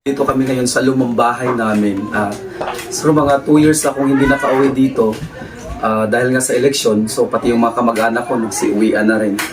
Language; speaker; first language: Filipino; non-native, local second language; Cebuano